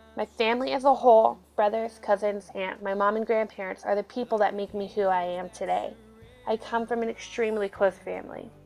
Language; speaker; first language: English; native; English